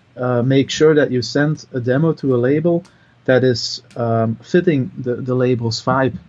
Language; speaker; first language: English; non-native, fluent; Dutch